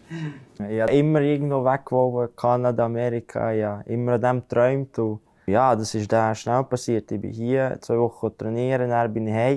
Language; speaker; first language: German; non-native, fluent; Latvian